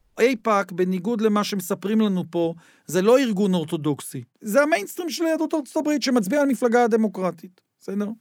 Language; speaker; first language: Hebrew; native; Hebrew